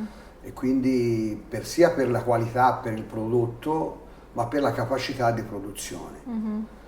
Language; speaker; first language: Italian; native; Italian